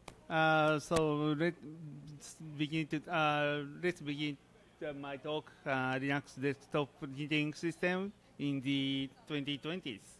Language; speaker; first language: English; non-native, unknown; Japanese